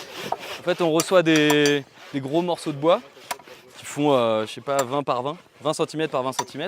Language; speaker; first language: French; native; French